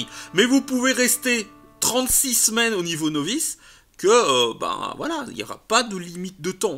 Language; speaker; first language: French; native; French